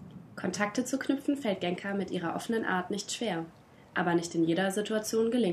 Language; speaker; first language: German; native; German